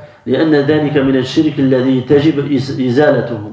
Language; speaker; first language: Arabic; non-native, fluent; French